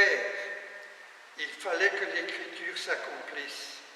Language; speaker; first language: French; native; French